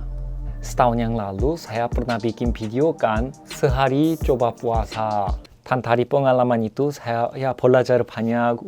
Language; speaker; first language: Indonesian; non-native, fluent; Korean